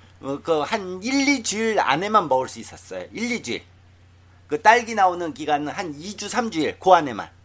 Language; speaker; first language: Korean; non-native, fluent; Chinese